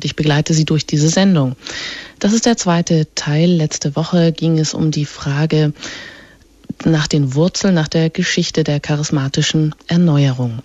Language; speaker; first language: German; native; German